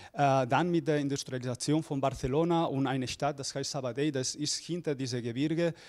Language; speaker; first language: German; non-native, fluent; Spanish